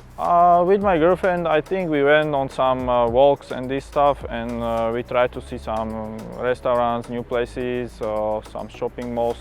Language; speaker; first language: English; non-native, fluent; Slovak